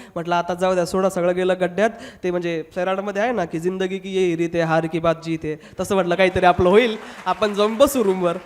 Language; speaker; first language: Marathi; non-native, local second language; Hindi